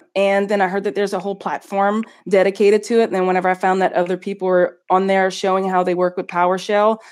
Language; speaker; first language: English; native; English